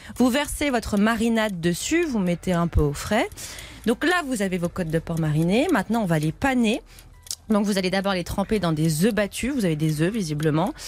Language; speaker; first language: French; native; French